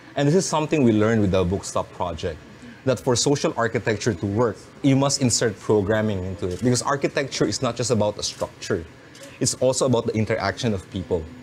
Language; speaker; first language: English; non-native, local second language; Filipino